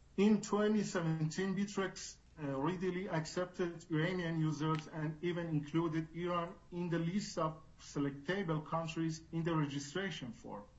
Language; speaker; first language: English; non-native, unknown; Persian